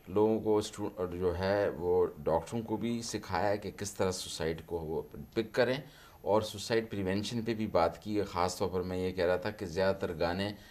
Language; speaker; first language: Urdu; non-native, local second language; Pashto